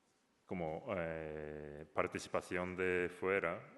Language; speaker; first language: Spanish; non-native, learner; Japanese